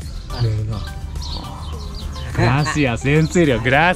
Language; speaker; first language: Spanish; non-native, learner; Japanese